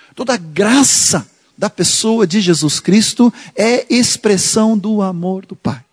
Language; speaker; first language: Portuguese; non-native, fluent; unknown